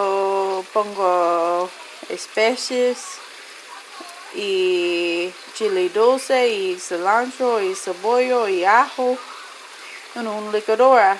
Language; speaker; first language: Spanish; non-native, learner; English